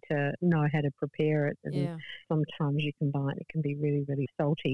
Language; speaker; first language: English; native; English